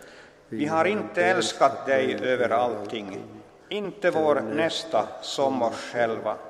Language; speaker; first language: Swedish; non-native, local second language; Finnish